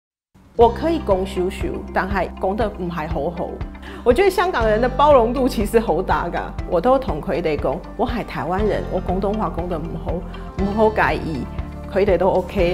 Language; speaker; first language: Cantonese; non-native, learner; Chinese